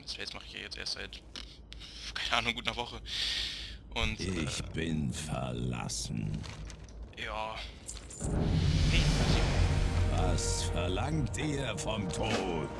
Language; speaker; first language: German; native; German